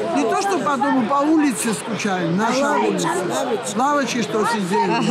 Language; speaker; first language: Russian; non-native, local second language; Georgian